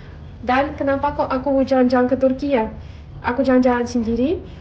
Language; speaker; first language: Indonesian; non-native, fluent; Russian